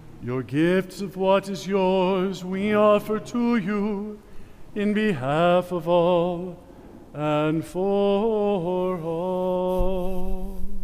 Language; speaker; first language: English; native; English